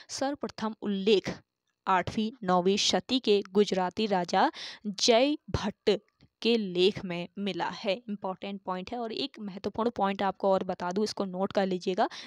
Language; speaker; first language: Hindi; native; Hindi